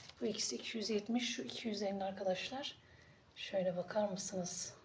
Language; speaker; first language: Turkish; native; Turkish